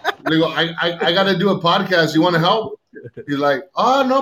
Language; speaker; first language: English; native; English